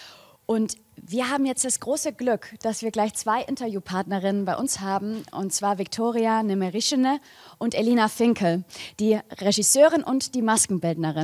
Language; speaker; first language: German; native; German